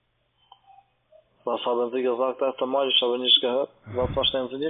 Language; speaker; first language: German; non-native, learner; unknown